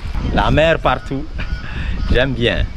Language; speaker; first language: French; non-native, local second language; Susu